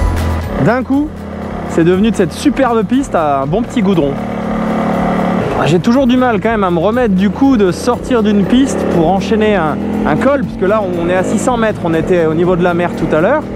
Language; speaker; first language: French; native; French